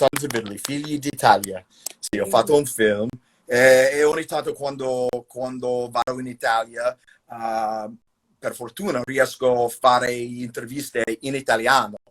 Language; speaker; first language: Italian; non-native, learner; English